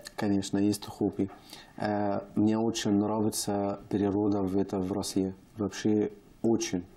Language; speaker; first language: Russian; non-native, learner; Arabic